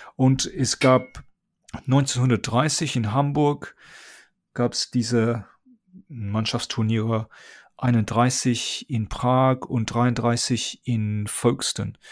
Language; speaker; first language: German; non-native, fluent; English